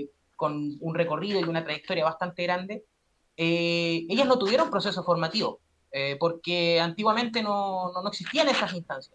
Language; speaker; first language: Spanish; native; Spanish